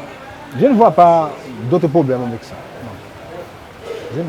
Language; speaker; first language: French; non-native, local second language; Haitian Creole